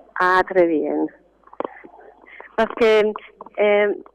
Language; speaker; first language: French; non-native, fluent; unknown